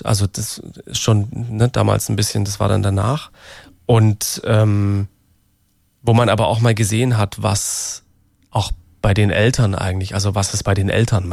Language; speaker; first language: German; native; German